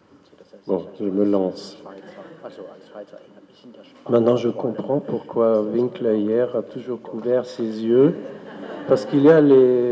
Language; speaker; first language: French; non-native, fluent; German